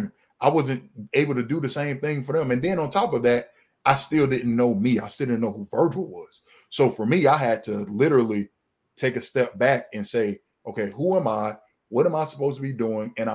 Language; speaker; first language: English; native; English